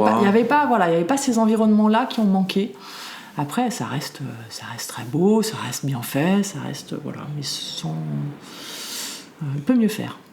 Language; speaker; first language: French; native; French